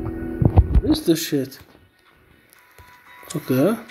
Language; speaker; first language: English; non-native, learner; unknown